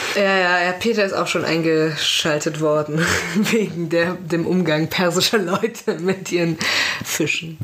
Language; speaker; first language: German; early bilingual, other home language; Persian